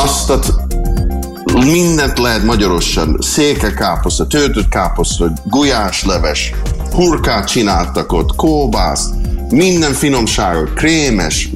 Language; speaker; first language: Hungarian; early bilingual, heritage; Hungarian